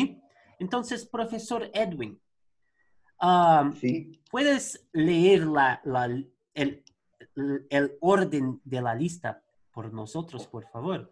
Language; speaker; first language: Spanish; non-native, learner; Portuguese